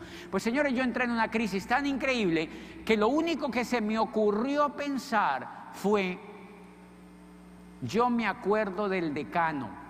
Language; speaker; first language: Spanish; native; Spanish